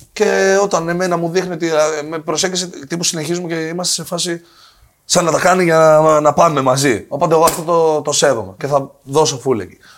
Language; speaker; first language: Greek; native; Greek